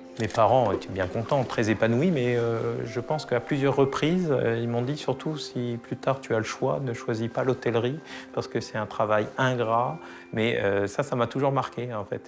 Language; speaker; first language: French; native; French